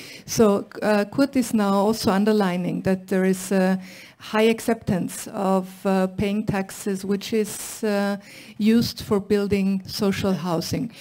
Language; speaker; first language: English; non-native, fluent; German